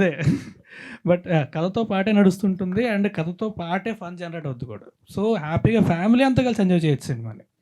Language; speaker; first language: Telugu; native; Telugu